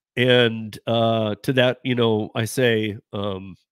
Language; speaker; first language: English; native; English